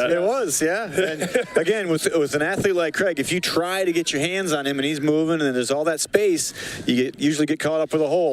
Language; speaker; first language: English; native; English